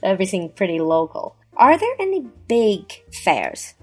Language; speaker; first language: English; non-native, fluent; Chinese